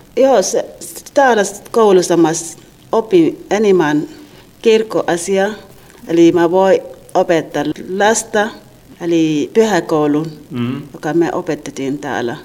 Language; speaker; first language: Finnish; non-native, learner; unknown